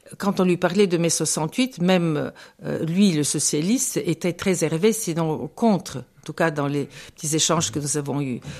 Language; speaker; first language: French; non-native, fluent; Bulgarian